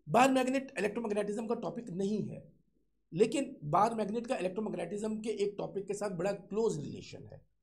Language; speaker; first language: Urdu; non-native, local second language; Sindhi